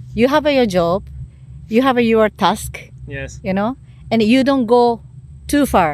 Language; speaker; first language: English; non-native, learner; Japanese